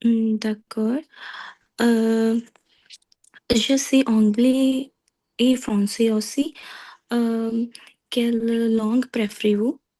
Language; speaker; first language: French; non-native, learner; Punjabi